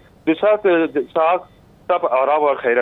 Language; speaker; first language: Hindi; non-native, learner; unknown